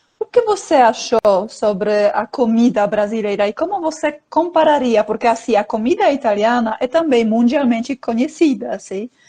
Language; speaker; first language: Portuguese; non-native, fluent; Polish